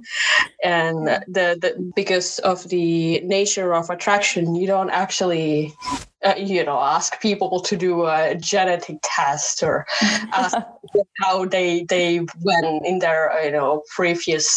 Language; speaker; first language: English; non-native, fluent; Indonesian